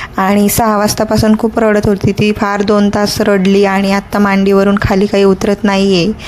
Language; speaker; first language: Marathi; non-native, local second language; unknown